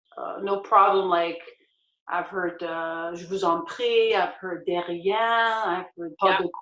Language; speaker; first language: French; non-native, learner; English